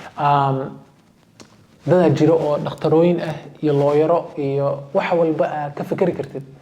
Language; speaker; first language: Somali; early bilingual, heritage; Somali